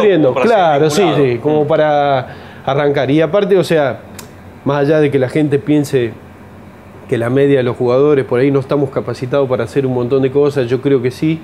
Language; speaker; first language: Spanish; native; Spanish